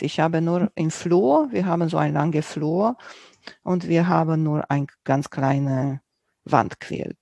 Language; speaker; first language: German; non-native, local second language; Romanian